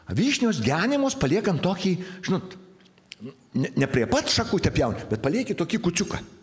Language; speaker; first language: Lithuanian; native; Lithuanian